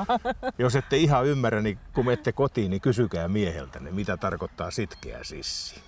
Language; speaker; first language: Finnish; native; Finnish